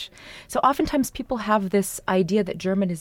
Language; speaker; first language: English; native; English